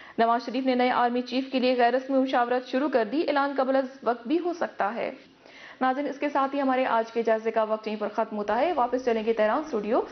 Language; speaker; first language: Urdu; native; Urdu